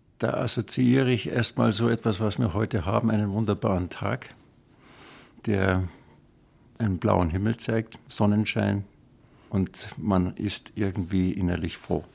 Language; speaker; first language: German; native; German